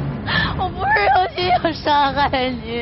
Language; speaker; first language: Chinese; native; Chinese